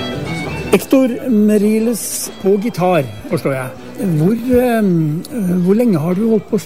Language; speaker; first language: Norwegian; native; Norwegian